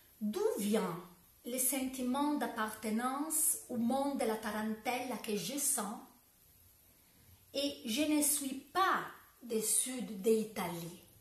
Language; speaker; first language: French; non-native, learner; Italian